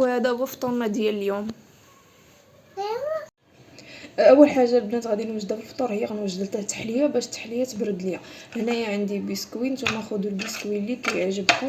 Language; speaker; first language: Arabic; native; Arabic